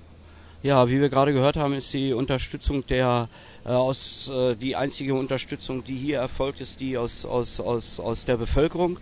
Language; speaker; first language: German; native; German